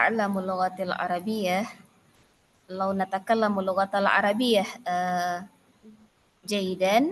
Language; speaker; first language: Arabic; non-native, learner; Indonesian